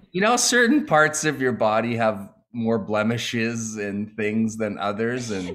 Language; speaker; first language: English; early bilingual, other home language; Italian